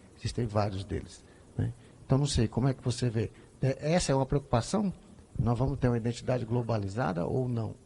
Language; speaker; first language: Portuguese; native; Portuguese